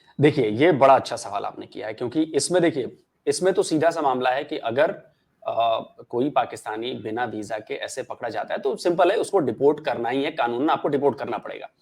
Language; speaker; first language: Hindi; native; Hindi